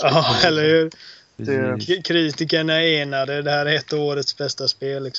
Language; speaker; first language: Swedish; native; Swedish